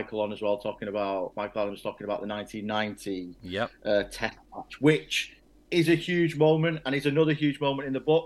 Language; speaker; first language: English; native; English